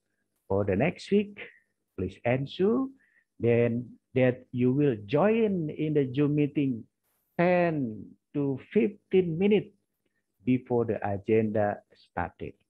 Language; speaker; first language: English; non-native, learner; Indonesian